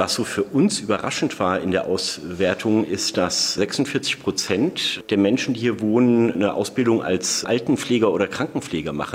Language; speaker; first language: German; native; German